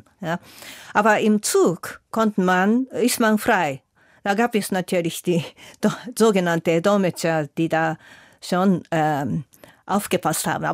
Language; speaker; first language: German; non-native, fluent; Japanese